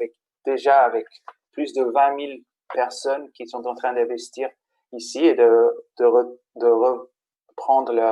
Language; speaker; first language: French; non-native, fluent; Spanish